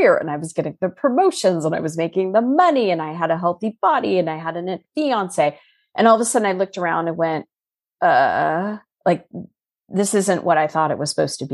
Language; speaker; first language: English; native; English